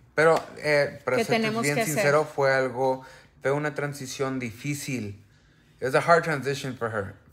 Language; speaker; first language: Spanish; early bilingual, heritage; Spanish